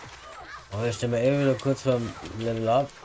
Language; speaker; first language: German; native; German